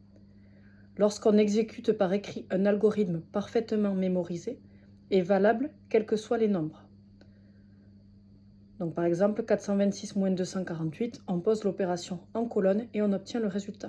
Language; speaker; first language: French; native; French